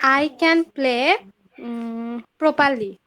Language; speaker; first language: English; non-native, learner; Bangla